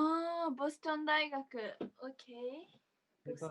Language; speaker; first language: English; non-native, learner; Japanese